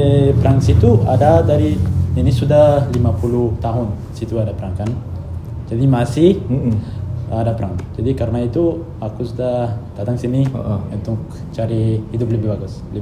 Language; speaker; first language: Indonesian; non-native, fluent; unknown